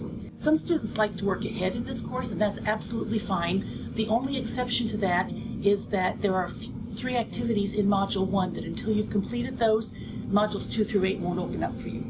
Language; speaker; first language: English; native; English